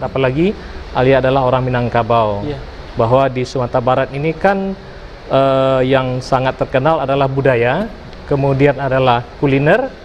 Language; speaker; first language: Indonesian; native; Indonesian